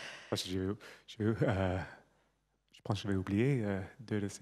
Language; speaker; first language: French; non-native, learner; English